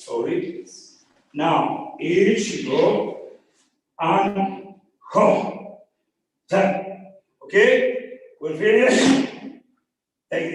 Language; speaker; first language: English; non-native, learner; Spanish